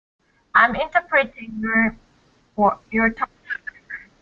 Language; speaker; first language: English; non-native, learner; Korean